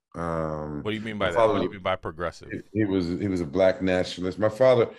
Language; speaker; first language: English; native; English